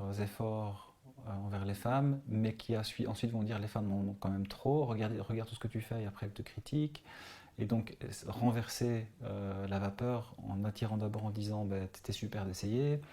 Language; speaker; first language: French; native; French